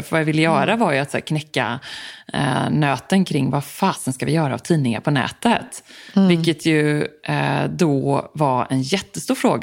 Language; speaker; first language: Swedish; native; Swedish